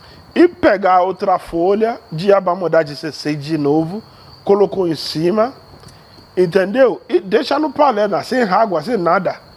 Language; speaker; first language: Portuguese; non-native, learner; Yoruba